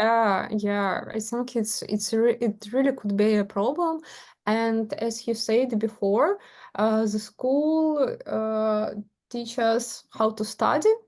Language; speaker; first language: English; non-native, learner; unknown